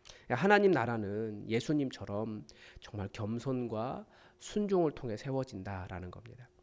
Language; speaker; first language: Korean; native; Korean